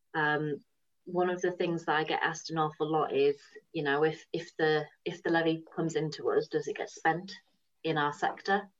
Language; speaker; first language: English; native; English